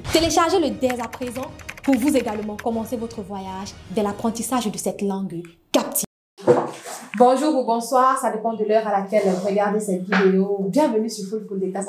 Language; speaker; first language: French; non-native, local second language; Fula